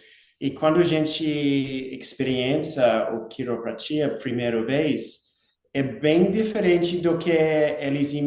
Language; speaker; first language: Portuguese; non-native, learner; English